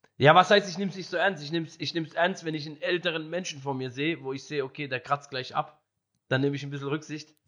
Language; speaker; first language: German; early bilingual, other home language; Arabic